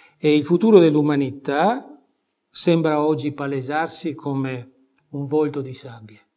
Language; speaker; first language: Italian; native; Italian